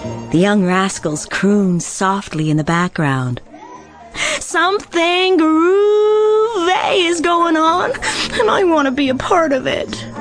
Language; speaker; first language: English; native; English